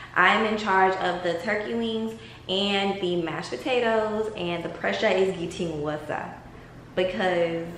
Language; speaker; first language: English; native; English